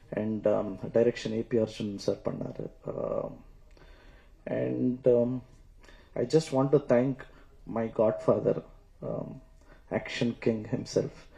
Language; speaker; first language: Tamil; non-native, learner; Kannada